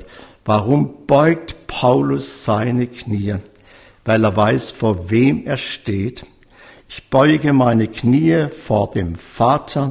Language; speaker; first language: German; native; German